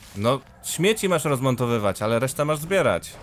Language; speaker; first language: Polish; native; Polish